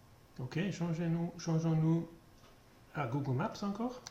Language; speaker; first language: French; non-native, learner; German